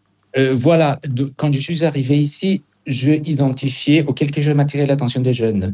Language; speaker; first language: French; non-native, fluent; Spanish